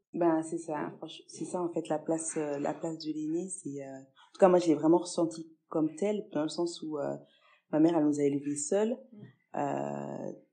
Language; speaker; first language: French; early bilingual, other home language; Fula